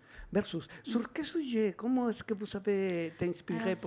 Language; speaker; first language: French; non-native, fluent; Spanish